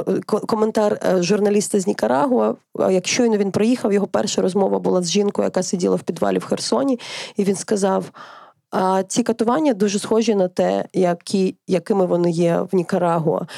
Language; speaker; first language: Ukrainian; native; Ukrainian